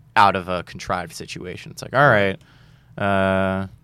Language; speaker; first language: English; native; English